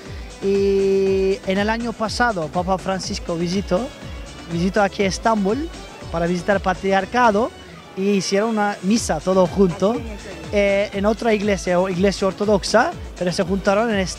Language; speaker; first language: Spanish; non-native, fluent; Turkish